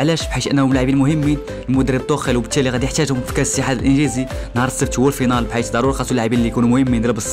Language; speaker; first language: Arabic; native; Arabic